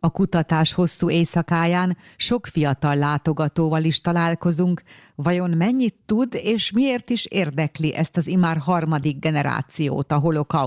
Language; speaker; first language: Hungarian; native; Hungarian